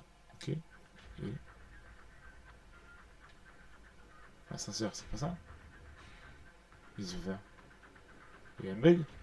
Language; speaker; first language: French; native; French